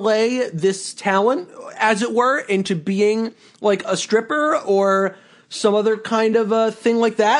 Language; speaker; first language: English; native; English